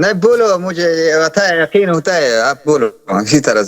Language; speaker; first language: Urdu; non-native, learner; Persian